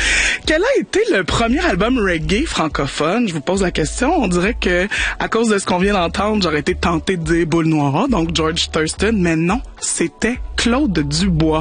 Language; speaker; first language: French; native; French